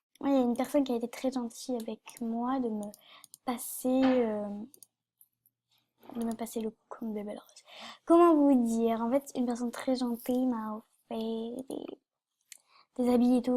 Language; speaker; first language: French; native; French